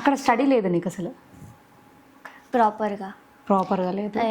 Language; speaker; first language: Telugu; native; Telugu